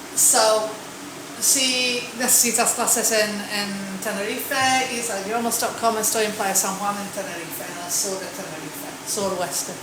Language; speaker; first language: Spanish; non-native, fluent; English